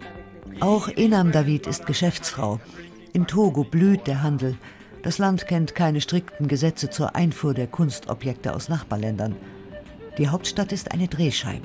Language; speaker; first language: German; native; German